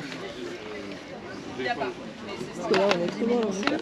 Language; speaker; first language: French; native; French